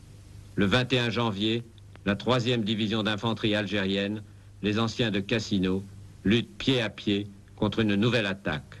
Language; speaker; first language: French; native; French